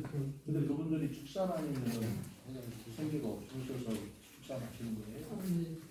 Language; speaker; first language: Korean; native; Korean